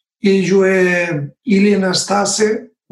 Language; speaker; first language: French; non-native, learner; Spanish